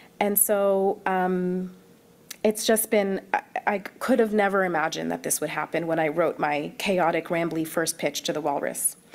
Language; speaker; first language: English; early bilingual, other home language; Arabic